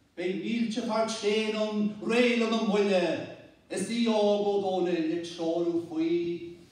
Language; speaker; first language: Irish; native; Irish